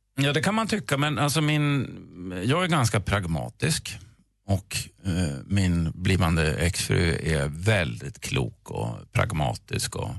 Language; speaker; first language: Swedish; native; Swedish